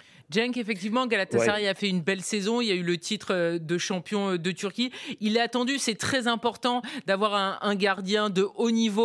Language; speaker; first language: French; native; French